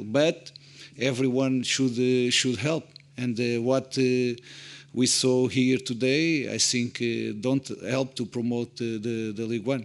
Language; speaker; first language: English; non-native, fluent; Portuguese